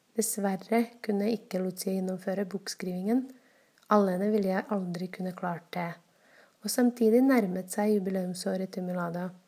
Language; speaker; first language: Norwegian; non-native, fluent; Czech